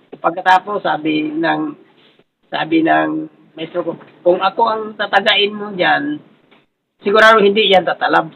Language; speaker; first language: Filipino; non-native, local second language; Cebuano